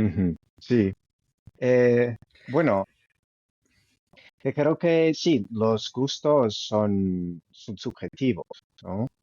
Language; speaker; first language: Spanish; non-native, fluent; English